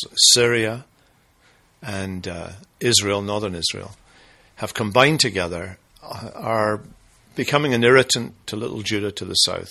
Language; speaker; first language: English; native; English